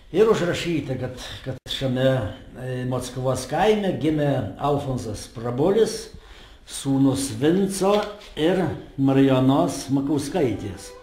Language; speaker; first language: Lithuanian; native; Lithuanian